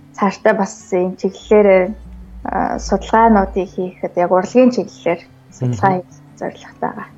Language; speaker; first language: Mongolian; native; Mongolian